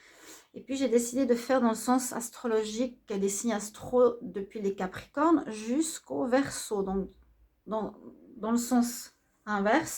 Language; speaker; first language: French; native; French